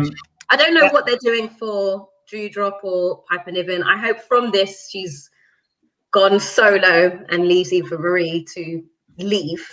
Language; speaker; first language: English; native; English